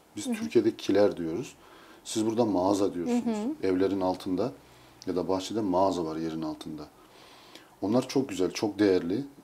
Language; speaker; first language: Turkish; native; Turkish